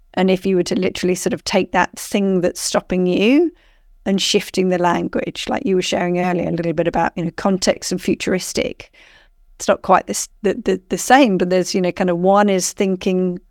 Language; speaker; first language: English; native; English